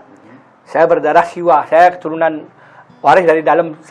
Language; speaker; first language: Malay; non-native, local second language; Balinese